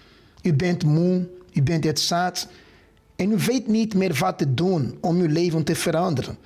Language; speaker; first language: Dutch; non-native, fluent; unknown